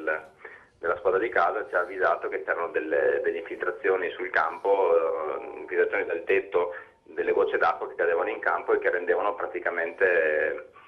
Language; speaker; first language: Italian; native; Italian